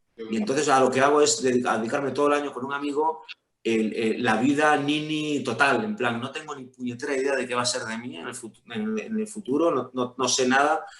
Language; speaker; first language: Spanish; native; Spanish